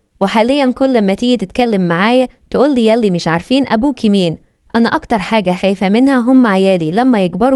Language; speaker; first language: Arabic; native; Arabic